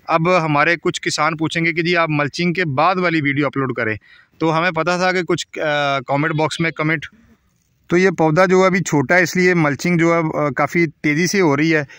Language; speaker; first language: Urdu; non-native, local second language; Punjabi